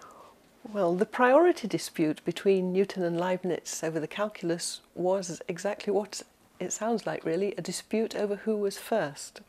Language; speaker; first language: English; native; English